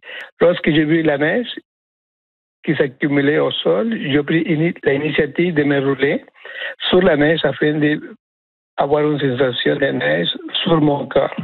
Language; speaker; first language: French; non-native, fluent; Spanish